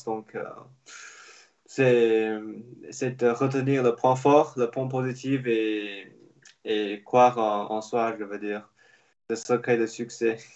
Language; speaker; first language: French; non-native, fluent; Chinese